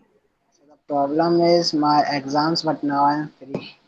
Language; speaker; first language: English; non-native, learner; Hindi